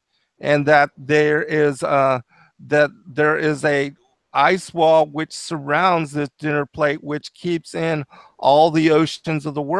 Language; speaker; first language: English; native; English